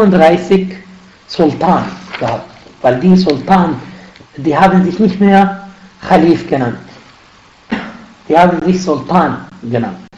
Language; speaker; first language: German; non-native, fluent; Arabic